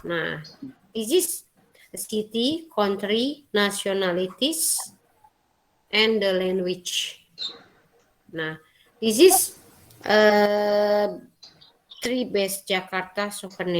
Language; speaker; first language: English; non-native, learner; Indonesian